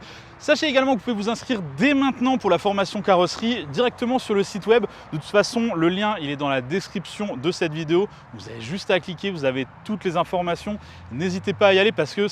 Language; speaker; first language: French; native; French